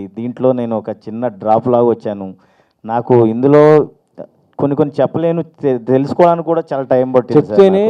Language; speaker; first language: Telugu; native; Telugu